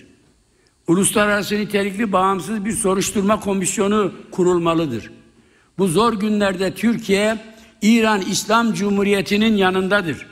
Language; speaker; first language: Turkish; native; Turkish